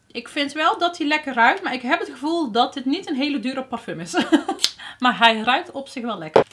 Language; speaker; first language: Dutch; early bilingual, other home language; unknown